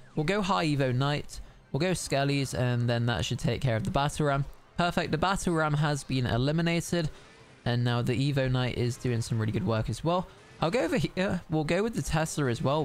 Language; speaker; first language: English; native; English